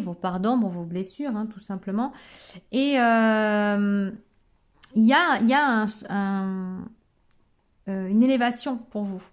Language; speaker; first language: French; native; French